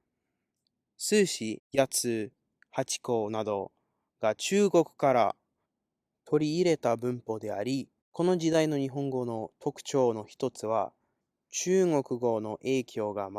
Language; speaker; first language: Japanese; non-native, learner; English